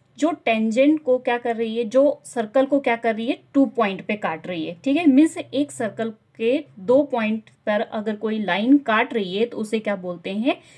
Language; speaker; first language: Hindi; native; Hindi